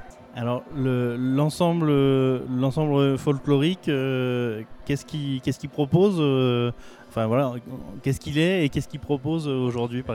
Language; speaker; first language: French; native; French